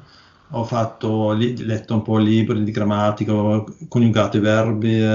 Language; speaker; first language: Italian; non-native, learner; Norwegian